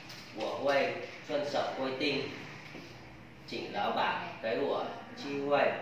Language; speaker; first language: Chinese; non-native, learner; Vietnamese